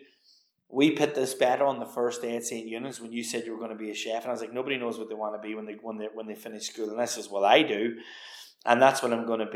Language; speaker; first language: English; native; English